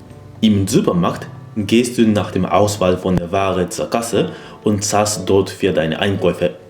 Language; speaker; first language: German; non-native, fluent; Japanese